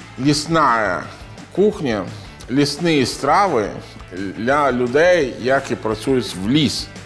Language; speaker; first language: Ukrainian; non-native, learner; Italian